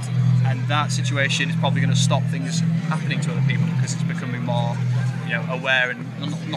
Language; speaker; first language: English; native; English